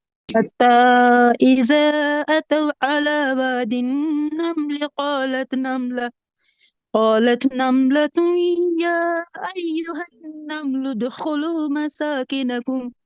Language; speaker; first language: Arabic; non-native, learner; Urdu